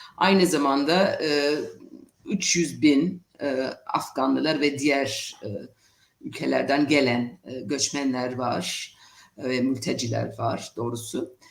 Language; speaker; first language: Turkish; non-native, fluent; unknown